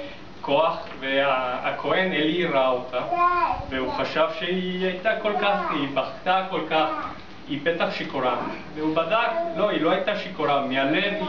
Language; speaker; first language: Hebrew; non-native, fluent; English